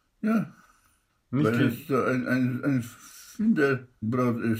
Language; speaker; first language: German; non-native, fluent; Polish